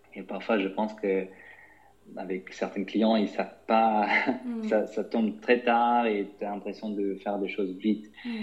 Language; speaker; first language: French; non-native, fluent; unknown